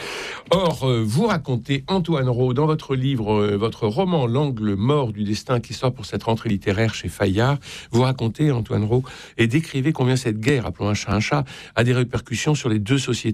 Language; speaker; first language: French; native; French